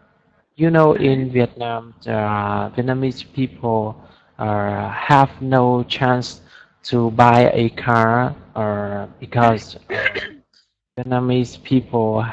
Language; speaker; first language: English; non-native, learner; Vietnamese